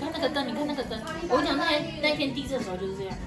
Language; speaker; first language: Chinese; native; Chinese